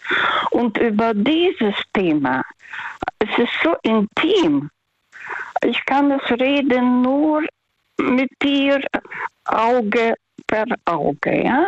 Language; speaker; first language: German; non-native, learner; Russian